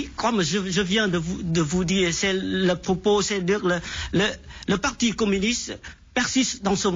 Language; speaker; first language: French; non-native, fluent; Vietnamese